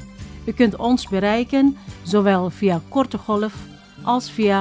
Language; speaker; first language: Dutch; non-native, fluent; Indonesian